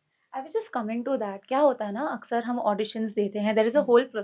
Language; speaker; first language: Hindi; native; Hindi